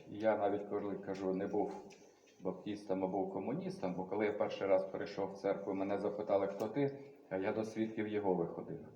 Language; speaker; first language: Ukrainian; native; Ukrainian